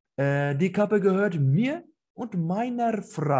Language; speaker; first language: German; non-native, fluent; Turkish